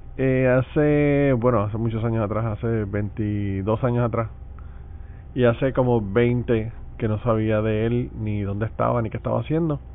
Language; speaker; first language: Spanish; native; Spanish